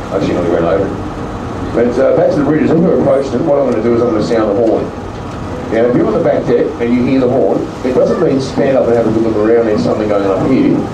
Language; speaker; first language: English; native; English